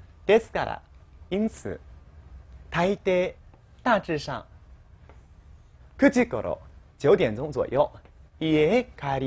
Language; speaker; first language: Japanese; non-native, fluent; Chinese